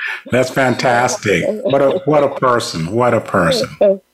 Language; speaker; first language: English; native; English